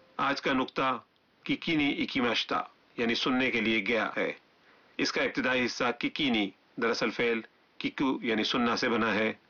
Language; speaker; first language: Urdu; native; Urdu